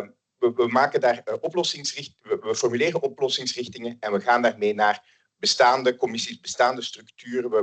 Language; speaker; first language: Dutch; native; Dutch